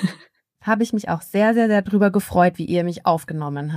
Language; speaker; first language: German; native; German